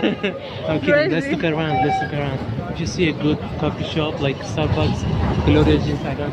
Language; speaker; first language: English; non-native, fluent; Turkish